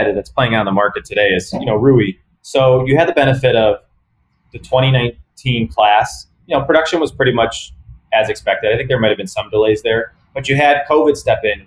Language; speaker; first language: English; native; English